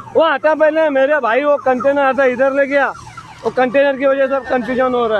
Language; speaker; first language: Hindi; non-native, local second language; Marathi